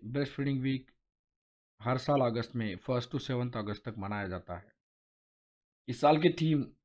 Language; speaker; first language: Hindi; non-native, local second language; Marathi